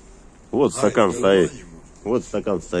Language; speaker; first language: Russian; native; Russian